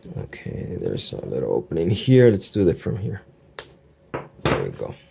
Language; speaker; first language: English; native; English